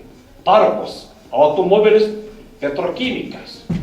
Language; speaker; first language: Spanish; non-native, learner; Korean